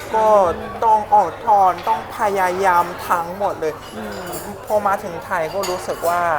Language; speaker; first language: Thai; non-native, fluent; Chinese